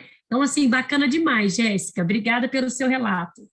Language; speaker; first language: Portuguese; native; Portuguese